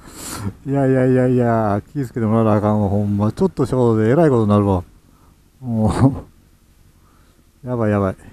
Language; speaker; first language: Japanese; native; Japanese